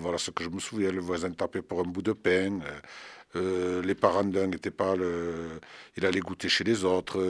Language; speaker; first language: French; early bilingual, other home language; Arabic